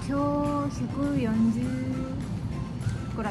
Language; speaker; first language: Japanese; non-native, learner; Mongolian